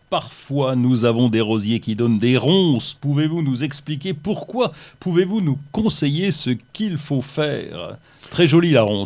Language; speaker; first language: French; native; French